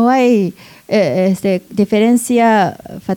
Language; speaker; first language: Spanish; non-native, learner; Japanese